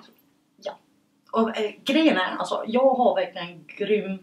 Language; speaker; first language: Swedish; early bilingual, other home language; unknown